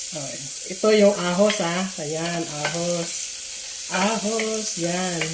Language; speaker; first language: Filipino; non-native, local second language; Cebuano